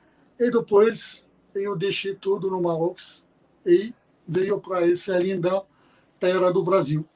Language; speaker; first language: Portuguese; non-native, fluent; Arabic